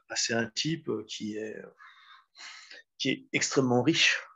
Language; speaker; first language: French; native; French